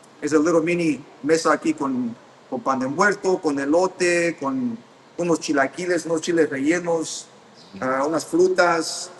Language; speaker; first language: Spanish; early bilingual, heritage; Spanish